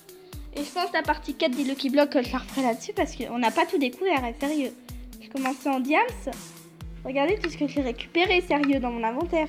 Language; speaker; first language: French; native; French